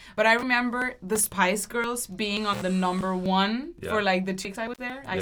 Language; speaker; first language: English; non-native, fluent; Spanish